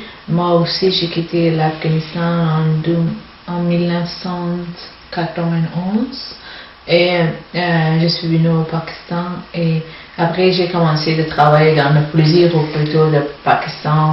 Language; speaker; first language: French; non-native, learner; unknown